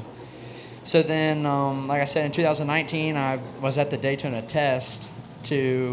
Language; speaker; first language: English; native; English